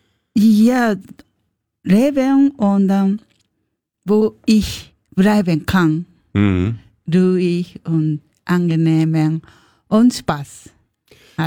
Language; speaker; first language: German; non-native, learner; Japanese